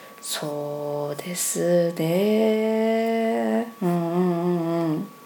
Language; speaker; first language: Japanese; native; Japanese